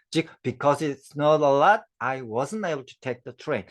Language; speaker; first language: English; non-native, fluent; Korean